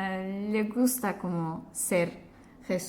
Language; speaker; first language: Spanish; non-native, learner; Azerbaijani